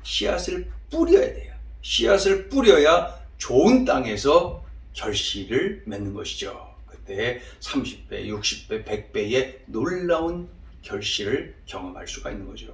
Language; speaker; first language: Korean; native; Korean